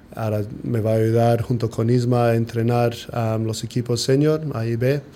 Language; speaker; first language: Spanish; non-native, fluent; English